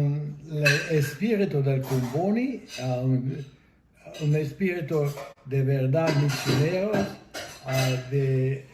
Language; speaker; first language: Spanish; non-native, fluent; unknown